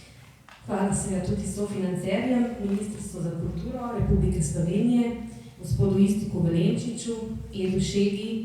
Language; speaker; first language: Slovenian; native; Slovenian